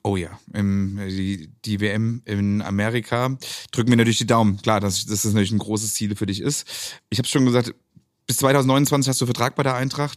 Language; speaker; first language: German; native; German